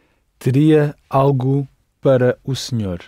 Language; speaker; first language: Portuguese; non-native, learner; English